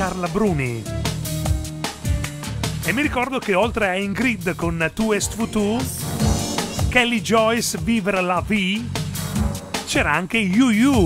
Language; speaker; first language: Italian; native; Italian